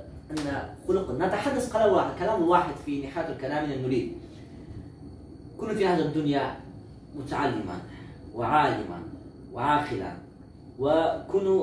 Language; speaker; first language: Arabic; non-native, learner; Uzbek